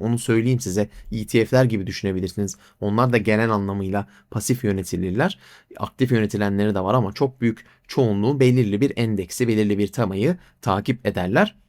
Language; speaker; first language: Turkish; native; Turkish